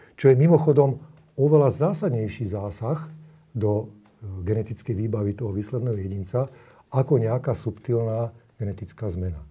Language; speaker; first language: Slovak; native; Slovak